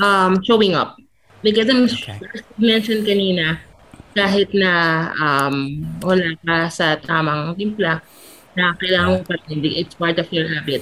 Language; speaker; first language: English; non-native, local second language; Filipino